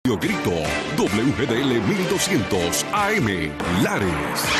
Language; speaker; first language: Spanish; native; Spanish